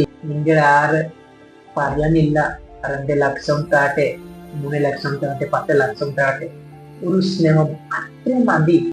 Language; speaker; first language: Malayalam; non-native, learner; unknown